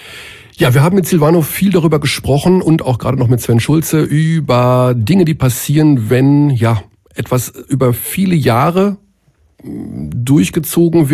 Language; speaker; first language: German; native; German